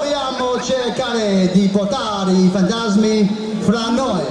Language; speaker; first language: Italian; non-native, learner; English